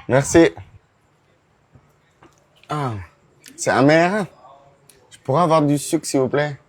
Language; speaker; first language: French; non-native, learner; Khmer